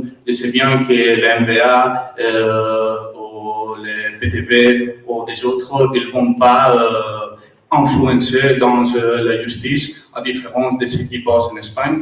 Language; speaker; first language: French; non-native, learner; Catalan